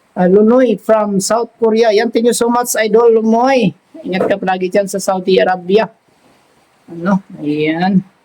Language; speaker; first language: Filipino; non-native, local second language; Cebuano